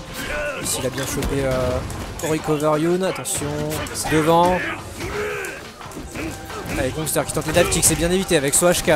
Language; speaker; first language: French; native; French